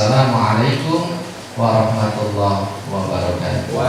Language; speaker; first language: Indonesian; non-native, local second language; Javanese